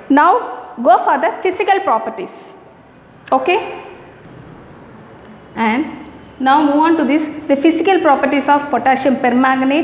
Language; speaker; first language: English; non-native, local second language; Tamil